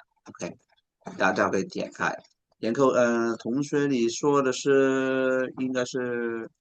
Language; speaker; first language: Chinese; non-native, local second language; Cantonese